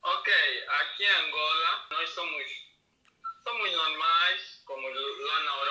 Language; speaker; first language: Italian; non-native, local second language; Portuguese